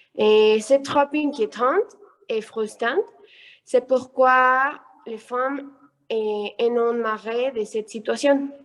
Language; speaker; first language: French; non-native, learner; Spanish